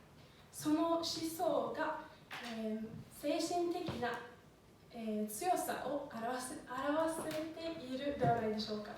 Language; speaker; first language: Japanese; non-native, fluent; Swedish